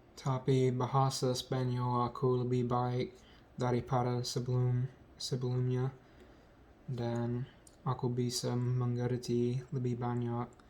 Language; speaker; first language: Indonesian; non-native, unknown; English